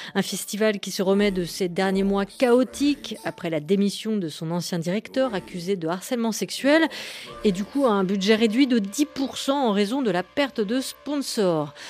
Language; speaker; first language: French; native; French